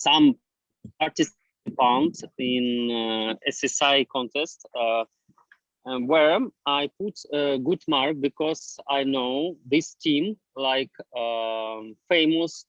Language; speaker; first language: English; non-native, learner; Russian